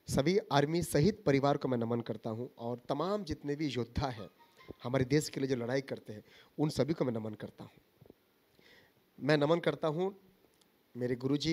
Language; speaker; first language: Hindi; non-native, local second language; Bangla